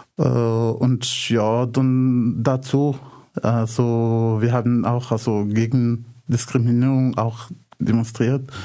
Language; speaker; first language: German; non-native, fluent; Arabic